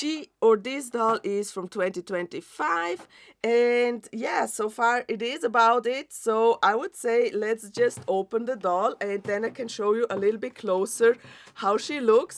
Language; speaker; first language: English; non-native, fluent; German